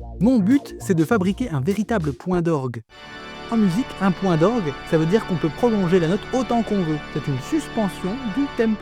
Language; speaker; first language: French; native; French